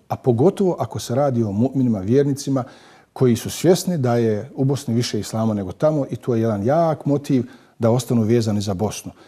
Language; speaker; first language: Bosnian; native; Bosnian